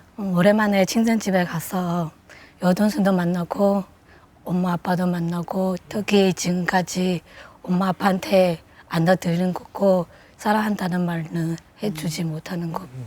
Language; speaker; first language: Korean; non-native, learner; Chinese